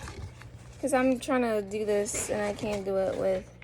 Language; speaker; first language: English; native; English